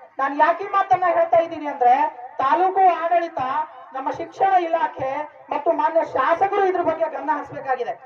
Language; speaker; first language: Kannada; native; Kannada